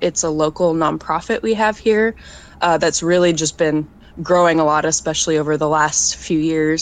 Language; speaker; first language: English; native; English